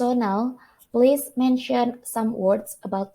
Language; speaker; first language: English; non-native, learner; Indonesian